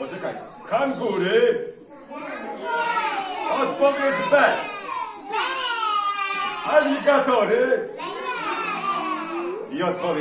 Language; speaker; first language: Polish; native; Polish